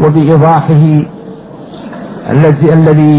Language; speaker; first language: Arabic; native; Arabic